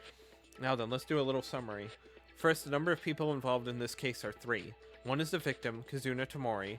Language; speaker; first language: English; native; English